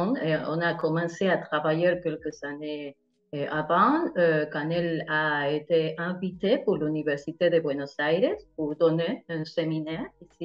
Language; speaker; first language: French; non-native, fluent; Spanish